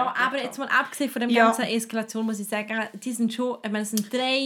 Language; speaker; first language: German; native; German